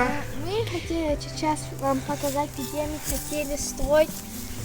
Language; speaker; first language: Russian; early bilingual, heritage; Russian